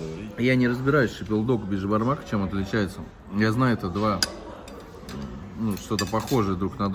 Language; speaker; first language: Russian; native; Russian